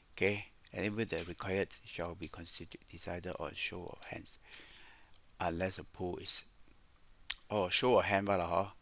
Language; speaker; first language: English; non-native, local second language; Chinese